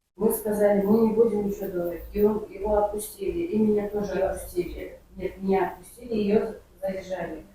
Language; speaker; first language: Russian; non-native, local second language; Kyrgyz